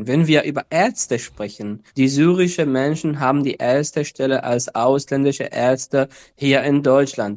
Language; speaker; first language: German; non-native, fluent; Arabic